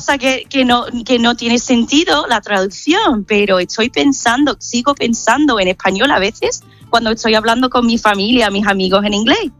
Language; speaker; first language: Spanish; non-native, fluent; English